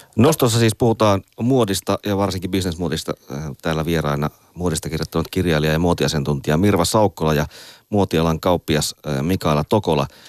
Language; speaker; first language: Finnish; native; Finnish